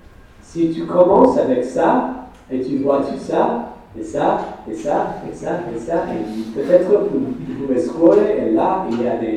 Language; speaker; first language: French; non-native, fluent; English